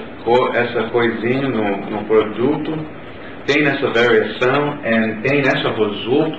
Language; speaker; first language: Portuguese; non-native, learner; English